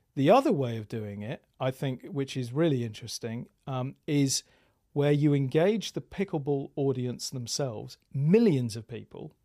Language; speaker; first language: English; native; English